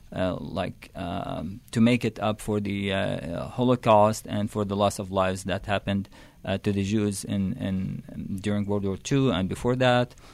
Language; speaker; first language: English; non-native, fluent; Arabic